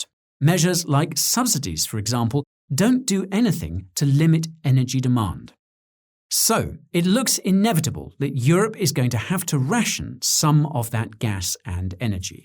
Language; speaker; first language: English; native; English